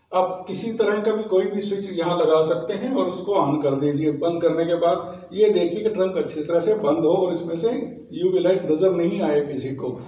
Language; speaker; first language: Hindi; non-native, local second language; Punjabi